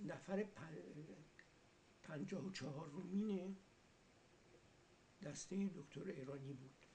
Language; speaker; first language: Persian; early bilingual, heritage; Persian